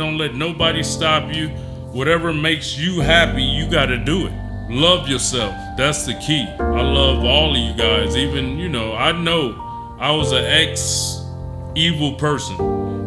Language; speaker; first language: English; native; English